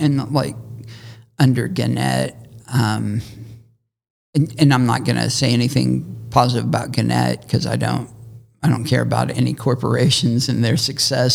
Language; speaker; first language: English; native; English